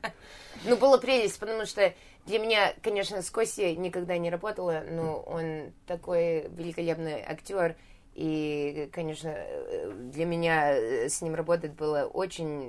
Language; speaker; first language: Russian; early bilingual, heritage; Russian